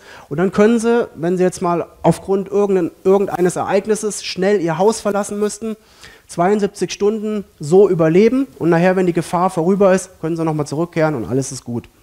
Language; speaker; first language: German; native; German